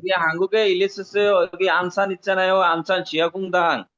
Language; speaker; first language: Korean; non-native, learner; Bangla